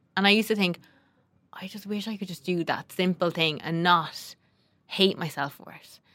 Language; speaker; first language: English; native; English